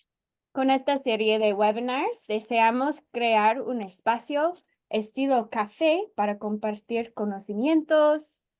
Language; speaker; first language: Spanish; non-native, fluent; English